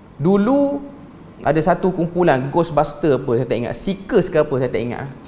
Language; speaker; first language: Malay; native; Malay